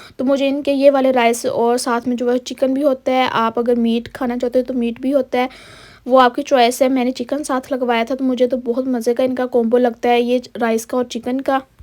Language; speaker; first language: Urdu; native; Urdu